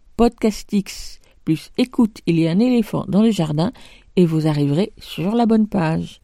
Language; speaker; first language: French; native; French